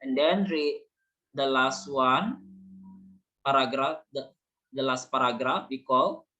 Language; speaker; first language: English; non-native, learner; Indonesian